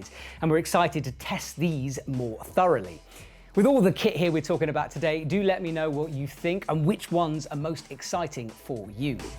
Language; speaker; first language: English; native; English